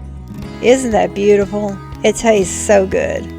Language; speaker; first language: English; native; English